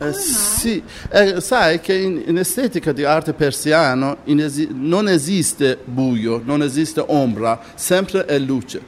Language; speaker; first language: Italian; non-native, learner; Persian